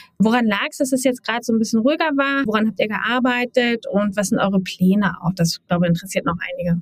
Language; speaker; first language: German; native; German